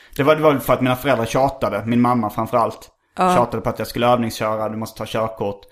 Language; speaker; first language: Swedish; native; Swedish